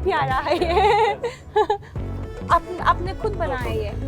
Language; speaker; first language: Hindi; non-native, learner; Turkish